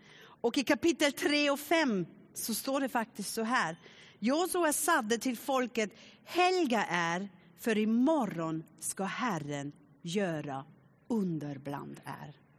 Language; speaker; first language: Swedish; non-native, fluent; German